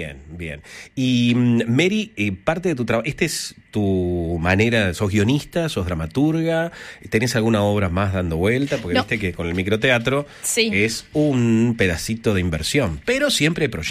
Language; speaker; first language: Spanish; native; Spanish